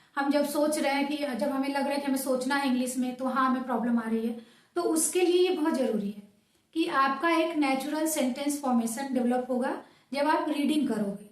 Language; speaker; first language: Hindi; native; Hindi